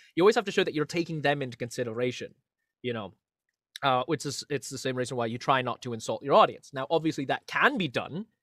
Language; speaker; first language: English; native; English